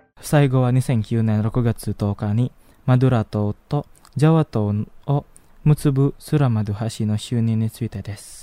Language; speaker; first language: Japanese; non-native, fluent; Indonesian